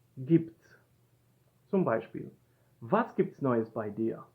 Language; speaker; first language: German; non-native, fluent; Polish